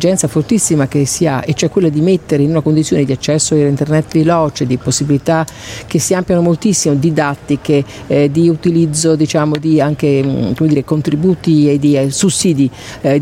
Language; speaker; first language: Italian; native; Italian